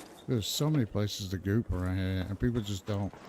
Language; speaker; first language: English; native; English